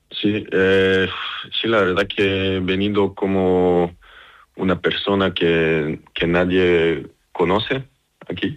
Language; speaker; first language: Spanish; non-native, fluent; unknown